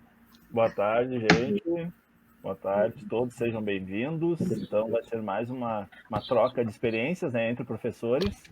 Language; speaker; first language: Portuguese; native; Portuguese